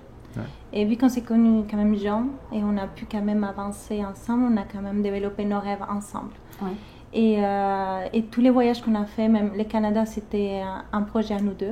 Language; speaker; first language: French; non-native, fluent; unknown